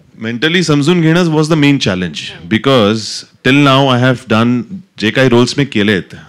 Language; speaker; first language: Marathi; non-native, local second language; Hindi